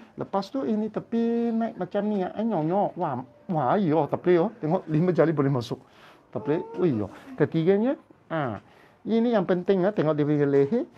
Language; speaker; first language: Malay; non-native, local second language; Cantonese